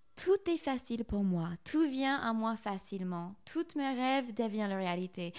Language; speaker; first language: French; non-native, fluent; English